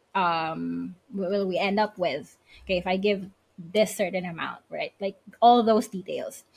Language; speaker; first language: English; non-native, local second language; Filipino